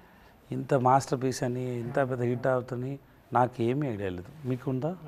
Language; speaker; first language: Telugu; non-native, learner; Tamil